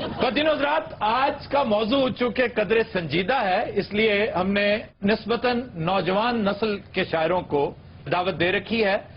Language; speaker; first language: Urdu; non-native, local second language; Punjabi